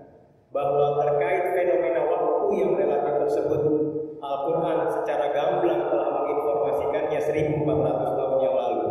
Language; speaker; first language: Indonesian; native; Indonesian